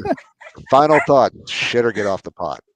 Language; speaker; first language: English; native; English